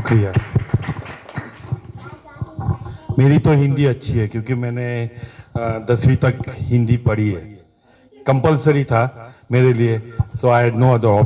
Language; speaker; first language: Hindi; non-native, local second language; Gujarati